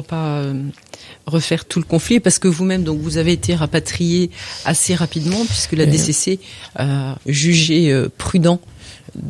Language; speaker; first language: French; native; French